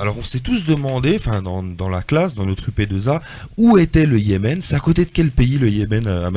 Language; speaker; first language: French; native; French